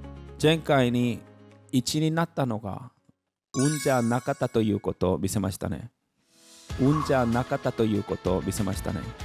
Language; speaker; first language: Japanese; non-native, fluent; Korean